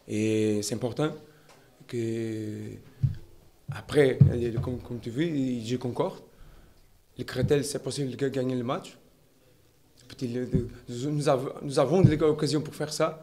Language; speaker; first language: French; non-native, learner; Portuguese